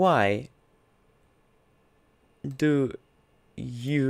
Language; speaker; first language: English; non-native, learner; Russian